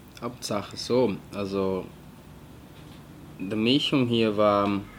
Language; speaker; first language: German; non-native, fluent; Portuguese